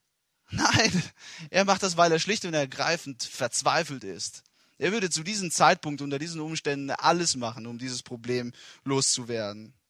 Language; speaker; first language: German; non-native, fluent; Italian